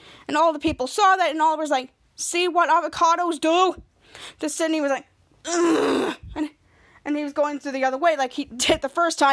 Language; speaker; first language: English; native; English